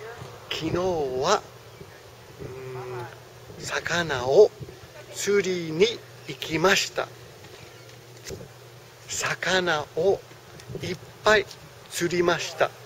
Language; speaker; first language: Japanese; non-native, fluent; English